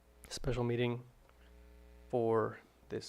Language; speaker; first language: English; native; English